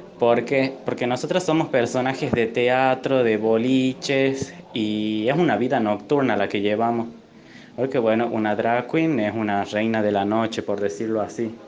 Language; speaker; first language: Spanish; native; Spanish